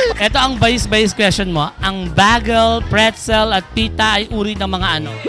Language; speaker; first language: Filipino; native; Filipino